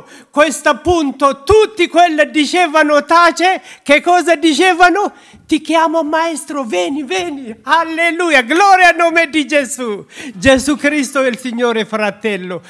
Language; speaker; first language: Italian; non-native, learner; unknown